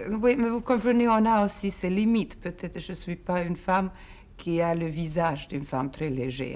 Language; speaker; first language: French; non-native, fluent; Swedish